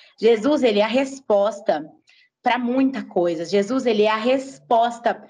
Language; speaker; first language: Portuguese; native; Portuguese